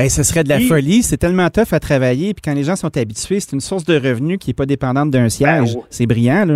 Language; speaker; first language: French; native; French